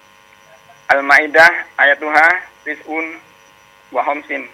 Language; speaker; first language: Arabic; non-native, learner; Indonesian